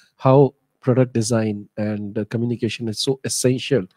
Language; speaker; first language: English; non-native, local second language; Hindi